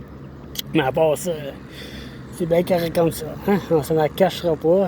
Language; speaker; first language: French; native; French